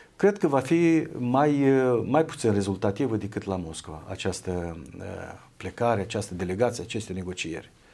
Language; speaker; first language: Romanian; native; Romanian